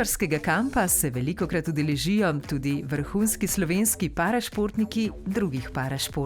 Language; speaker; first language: Slovenian; native; Slovenian